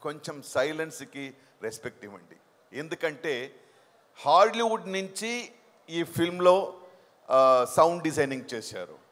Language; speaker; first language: Telugu; non-native, fluent; Tamil